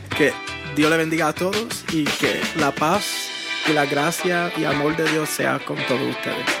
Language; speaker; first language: Spanish; early bilingual, heritage; Spanish